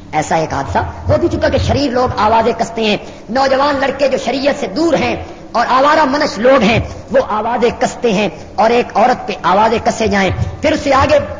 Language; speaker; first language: Urdu; native; Urdu